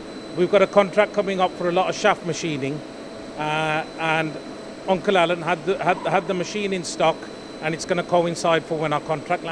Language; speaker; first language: English; native; English